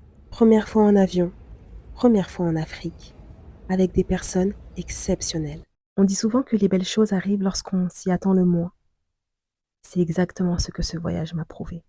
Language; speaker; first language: French; native; French